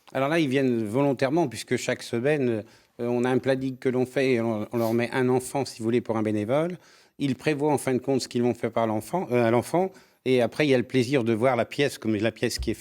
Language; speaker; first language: French; native; French